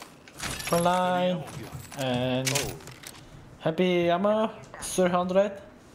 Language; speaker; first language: English; non-native, learner; Korean